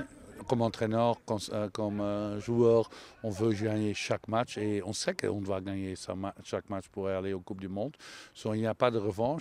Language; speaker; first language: French; non-native, local second language; Dutch